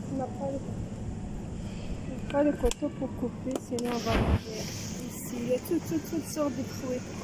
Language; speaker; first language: French; non-native, local second language; Arabic